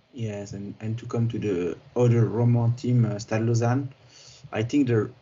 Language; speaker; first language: English; non-native, fluent; French